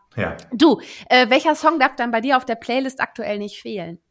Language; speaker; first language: German; native; German